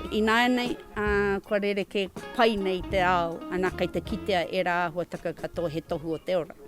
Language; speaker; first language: Māori; non-native, local second language; English